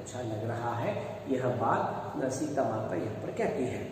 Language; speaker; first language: Hindi; non-native, local second language; Kannada